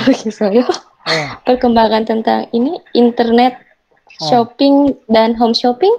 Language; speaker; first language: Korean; non-native, learner; Indonesian